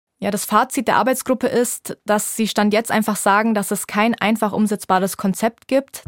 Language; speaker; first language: German; native; German